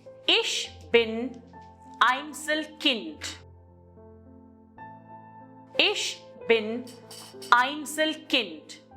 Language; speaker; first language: German; non-native, fluent; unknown